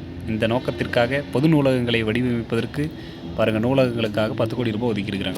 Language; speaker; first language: Tamil; native; Tamil